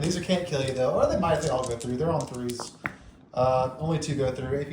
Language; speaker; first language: English; native; English